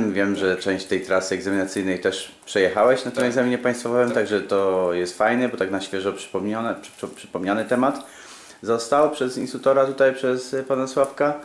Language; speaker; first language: Polish; native; Polish